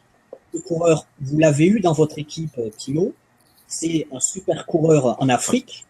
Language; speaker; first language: French; native; French